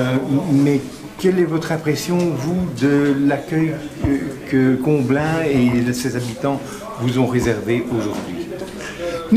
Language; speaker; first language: French; native; French